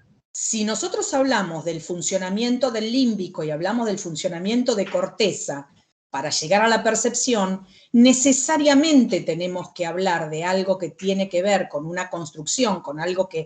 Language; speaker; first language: Spanish; native; Spanish